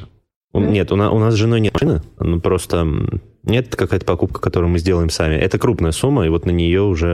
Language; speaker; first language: Russian; native; Russian